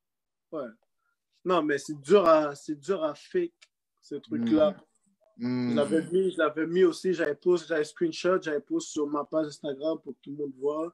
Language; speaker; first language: French; native; French